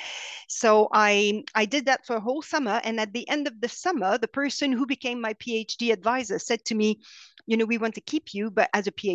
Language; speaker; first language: English; non-native, fluent; French